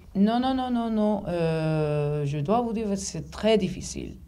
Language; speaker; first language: French; non-native, fluent; Greek